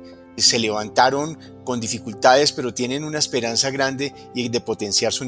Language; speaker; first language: Spanish; native; Spanish